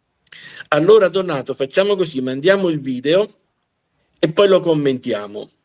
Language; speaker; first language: Italian; native; Italian